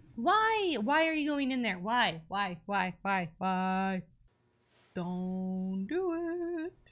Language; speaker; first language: English; native; English